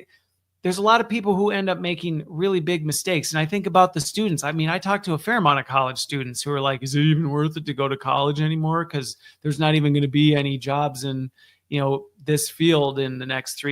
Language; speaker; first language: English; native; English